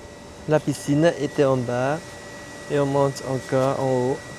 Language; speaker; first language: French; non-native, fluent; Vietnamese